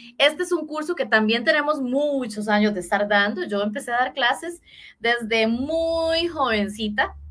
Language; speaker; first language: Spanish; native; Spanish